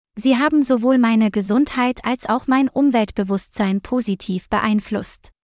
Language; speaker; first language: German; non-native, learner; Vietnamese